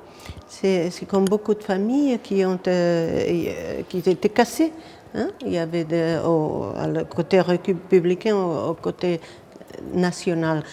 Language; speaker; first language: French; non-native, fluent; Spanish